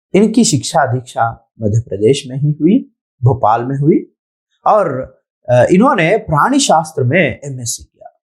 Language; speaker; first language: Hindi; non-native, local second language; Telugu